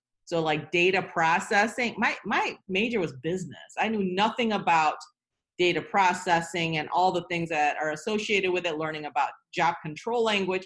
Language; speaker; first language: English; early bilingual, other home language; Korean